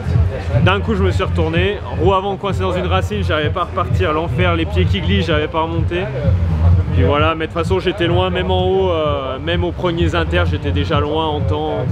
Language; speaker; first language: French; native; French